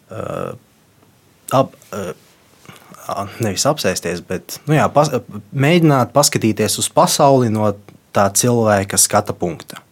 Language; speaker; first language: Latvian; non-native, local second language; Russian